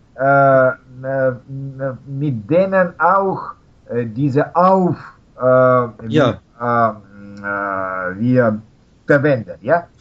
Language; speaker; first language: German; non-native, learner; Russian